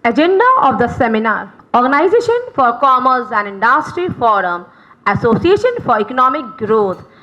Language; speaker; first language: English; non-native, local second language; Hindi